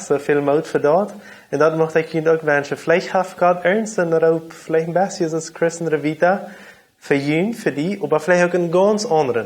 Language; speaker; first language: German; non-native, local second language; Plautdietsch